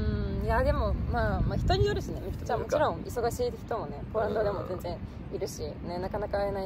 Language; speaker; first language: Japanese; non-native, fluent; Polish